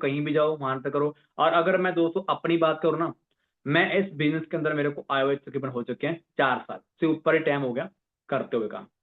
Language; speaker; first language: Hindi; non-native, local second language; Punjabi